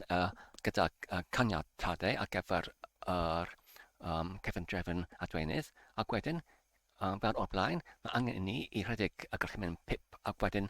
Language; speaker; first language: Welsh; non-native, learner; English